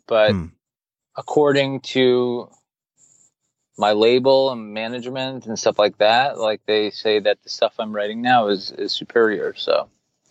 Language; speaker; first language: English; native; English